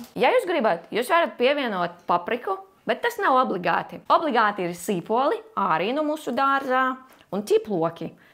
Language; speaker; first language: Latvian; non-native, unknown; Ukrainian